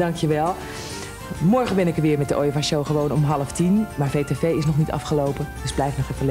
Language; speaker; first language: Dutch; native; Dutch